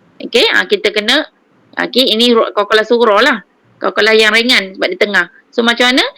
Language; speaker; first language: Malay; native; Malay